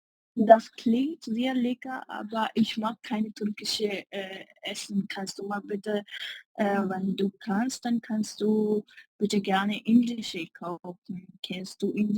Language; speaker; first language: German; non-native, learner; Urdu